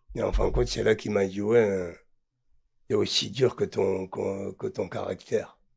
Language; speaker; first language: French; native; French